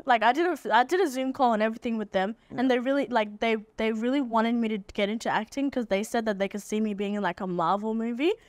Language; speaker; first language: English; native; English